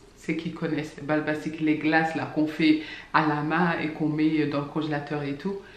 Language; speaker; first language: French; non-native, local second language; Fula